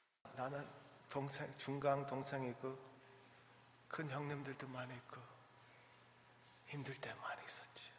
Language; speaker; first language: Korean; early bilingual, heritage; English